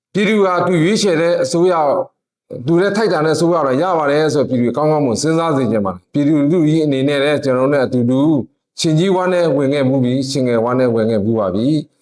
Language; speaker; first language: Burmese; non-native, local second language; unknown